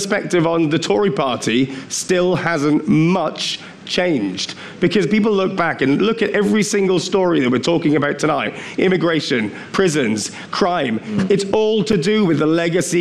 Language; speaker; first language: English; native; English